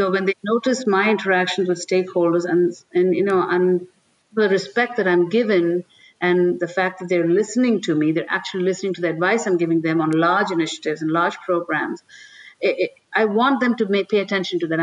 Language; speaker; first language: English; non-native, local second language; Tamil